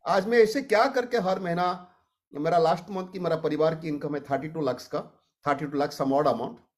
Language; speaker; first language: Hindi; non-native, local second language; Odia